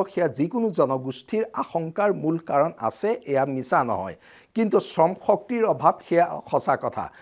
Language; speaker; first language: Assamese; native; Assamese